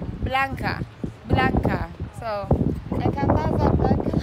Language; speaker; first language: Spanish; non-native, learner; Turkish